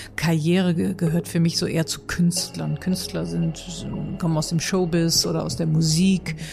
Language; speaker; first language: German; native; German